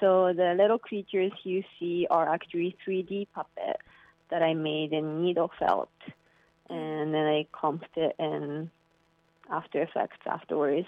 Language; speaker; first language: English; non-native, fluent; Japanese